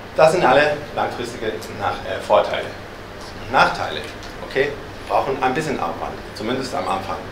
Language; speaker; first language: German; non-native, fluent; Spanish